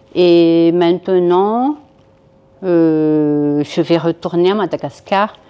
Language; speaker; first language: French; non-native, local second language; Malagasy